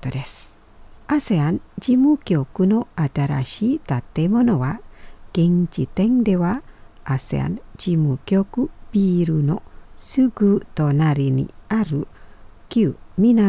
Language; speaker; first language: Japanese; non-native, fluent; Indonesian